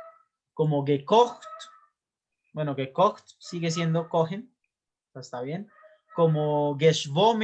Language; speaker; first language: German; non-native, learner; Spanish